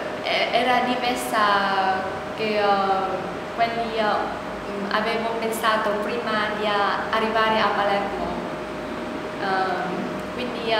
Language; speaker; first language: Italian; non-native, learner; Vietnamese